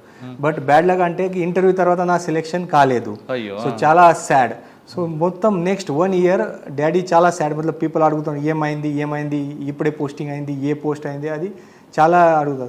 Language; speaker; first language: Telugu; non-native, local second language; Marathi